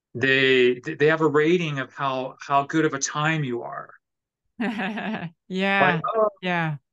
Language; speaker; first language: English; native; English